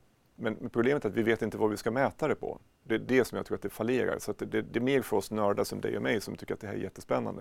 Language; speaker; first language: Swedish; native; Swedish